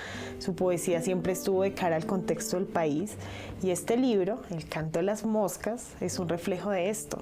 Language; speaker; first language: Spanish; native; Spanish